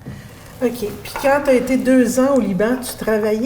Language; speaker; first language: French; native; French